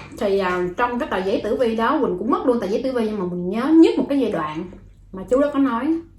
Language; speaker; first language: Vietnamese; native; Vietnamese